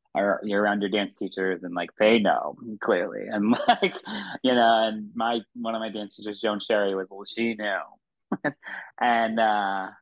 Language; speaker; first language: English; native; English